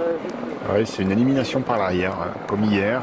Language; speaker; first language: French; native; French